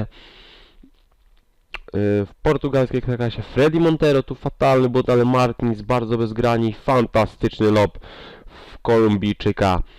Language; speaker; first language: Polish; native; Polish